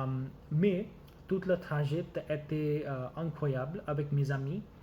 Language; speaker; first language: French; non-native, learner; Gujarati